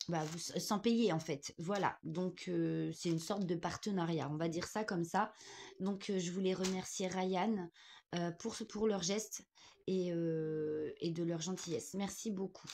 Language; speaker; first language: French; native; French